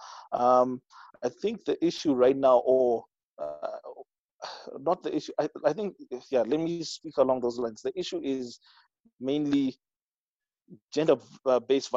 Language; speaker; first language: English; non-native, local second language; Shona